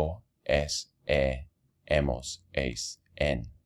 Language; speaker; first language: Spanish; non-native, fluent; English